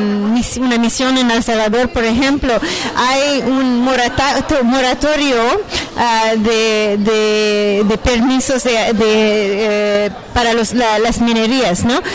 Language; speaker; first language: Spanish; non-native, fluent; French